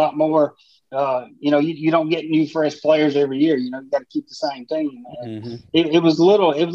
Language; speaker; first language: English; native; English